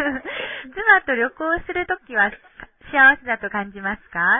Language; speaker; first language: Japanese; non-native, fluent; Korean